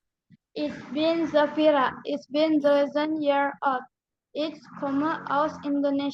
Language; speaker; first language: German; non-native, learner; Indonesian